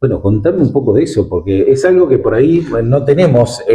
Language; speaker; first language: Spanish; native; Spanish